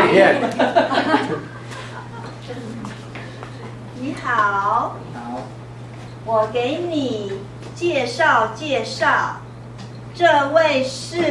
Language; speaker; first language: Chinese; non-native, learner; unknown